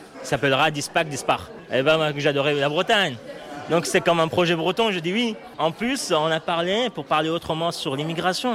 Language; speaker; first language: French; non-native, fluent; Persian